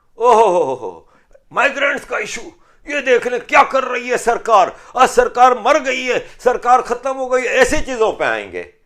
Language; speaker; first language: Urdu; native; Urdu